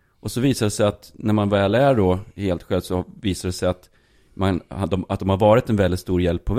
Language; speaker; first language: Swedish; native; Swedish